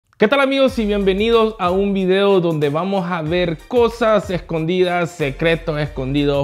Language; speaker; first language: Spanish; native; Spanish